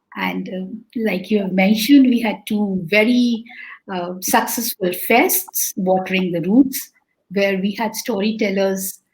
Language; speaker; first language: English; non-native, local second language; Hindi